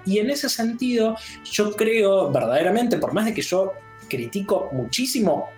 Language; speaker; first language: Spanish; native; Spanish